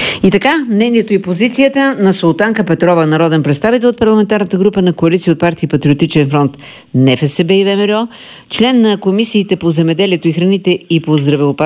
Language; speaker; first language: Bulgarian; native; Bulgarian